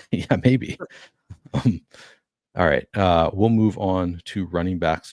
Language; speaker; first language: English; native; English